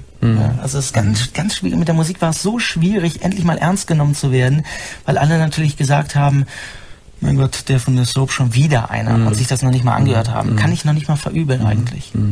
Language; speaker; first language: German; native; German